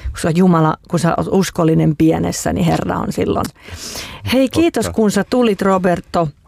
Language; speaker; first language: Finnish; native; Finnish